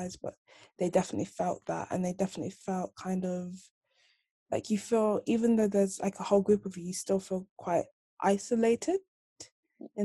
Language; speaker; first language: English; native; English